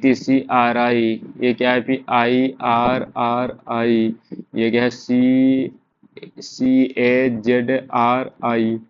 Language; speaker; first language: Hindi; native; Hindi